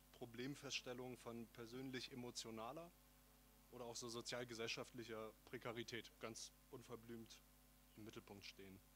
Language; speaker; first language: German; native; German